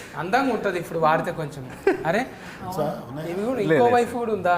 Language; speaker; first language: Telugu; native; Telugu